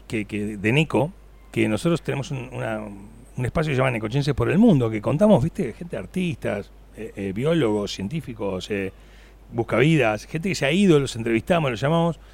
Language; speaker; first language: Spanish; native; Spanish